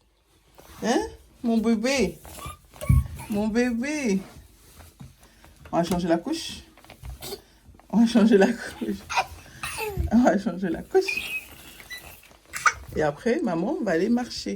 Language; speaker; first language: French; native; French